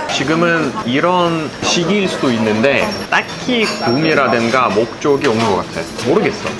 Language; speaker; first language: Korean; non-native, fluent; Russian